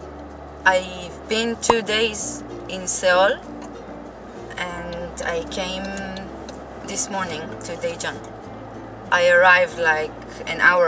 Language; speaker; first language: English; non-native, fluent; Hebrew